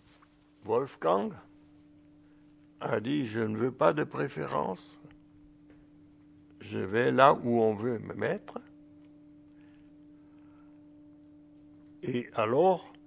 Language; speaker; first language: French; early bilingual, other home language; German